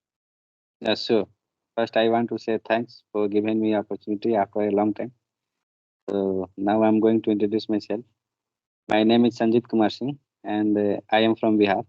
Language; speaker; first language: English; non-native, learner; Hindi